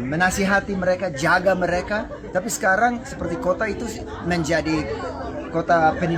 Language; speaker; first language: Indonesian; non-native, local second language; English